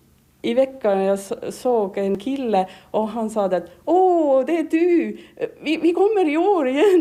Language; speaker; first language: Swedish; non-native, learner; Estonian